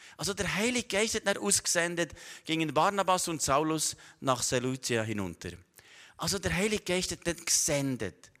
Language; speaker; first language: German; native; German